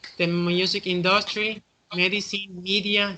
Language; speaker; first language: English; non-native, fluent; Spanish